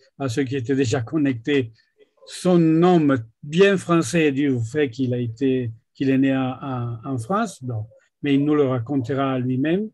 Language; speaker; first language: French; non-native, fluent; Italian